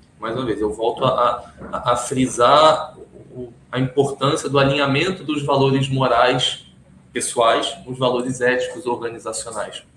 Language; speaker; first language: Portuguese; early bilingual, other home language; Hebrew